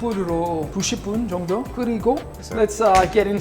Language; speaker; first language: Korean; early bilingual, heritage; Korean